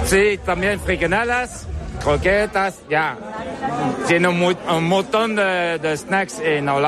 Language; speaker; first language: Spanish; non-native, learner; Dutch